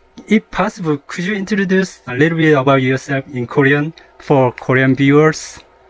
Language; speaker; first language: English; non-native, learner; Korean